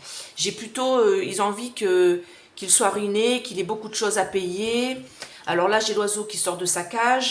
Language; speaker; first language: French; native; French